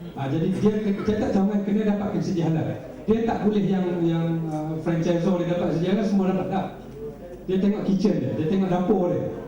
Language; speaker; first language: Malay; native; Malay